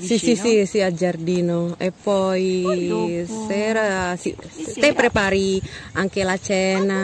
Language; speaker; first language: Italian; non-native, learner; Indonesian